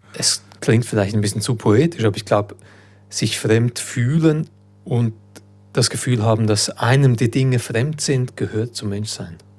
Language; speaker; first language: German; early bilingual, other home language; Croatian